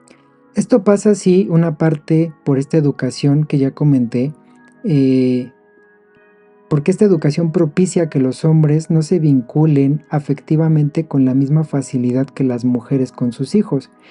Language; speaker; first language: Spanish; native; Spanish